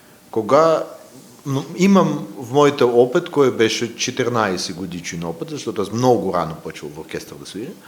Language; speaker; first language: Bulgarian; non-native, fluent; Russian